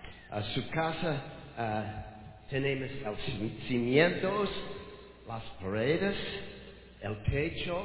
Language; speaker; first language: Spanish; non-native, learner; English